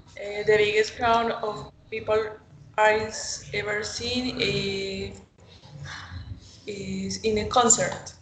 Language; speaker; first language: English; non-native, learner; Spanish